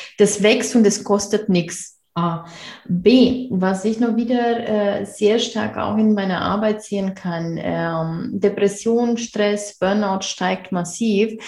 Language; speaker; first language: German; non-native, fluent; Romanian